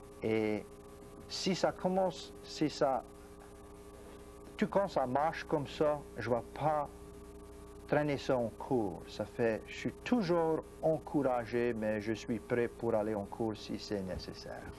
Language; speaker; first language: French; non-native, local second language; English